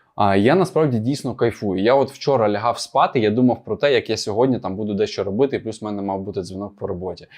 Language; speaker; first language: Ukrainian; non-native, local second language; Russian